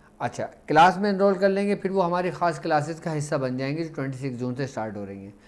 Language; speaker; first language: Urdu; native; Urdu